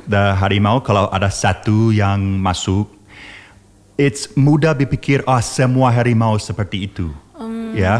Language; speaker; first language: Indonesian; non-native, learner; English